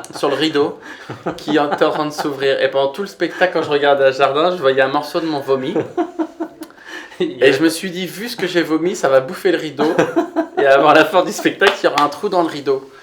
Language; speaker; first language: French; native; French